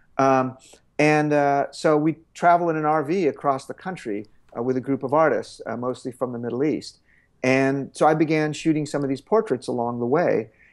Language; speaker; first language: English; native; English